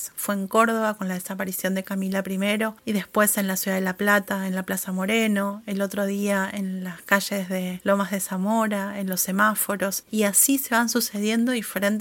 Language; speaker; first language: Spanish; native; Spanish